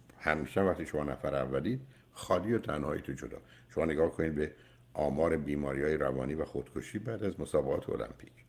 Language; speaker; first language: Persian; native; Persian